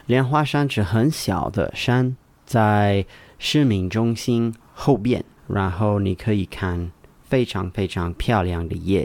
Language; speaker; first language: Chinese; non-native, learner; English